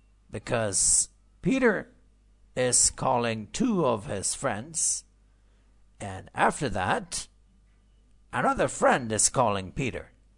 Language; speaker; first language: English; non-native, fluent; Persian